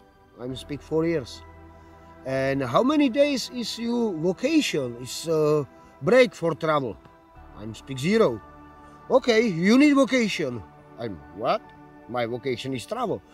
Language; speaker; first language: English; non-native, learner; Slovak